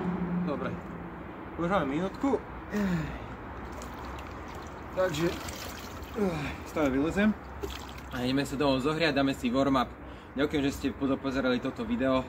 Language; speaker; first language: Slovak; native; Slovak